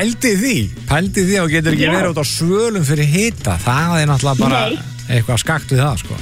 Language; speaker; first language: Icelandic; native; Icelandic